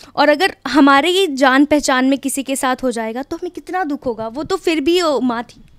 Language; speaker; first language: Hindi; native; Hindi